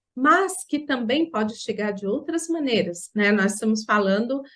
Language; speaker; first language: Portuguese; native; Portuguese